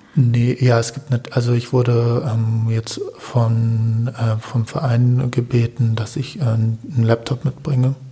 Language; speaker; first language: German; native; German